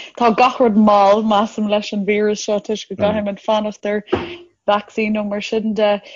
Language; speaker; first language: Irish; non-native, local second language; English